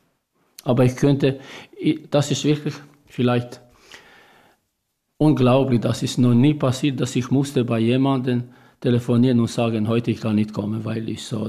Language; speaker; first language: German; non-native, learner; Albanian